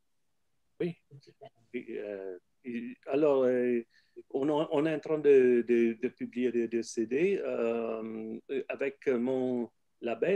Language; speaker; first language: French; non-native, fluent; Italian